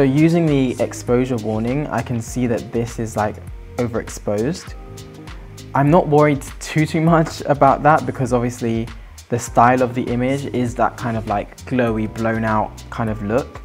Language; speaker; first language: English; native; English